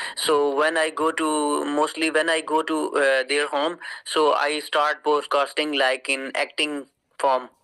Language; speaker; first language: English; non-native, learner; Urdu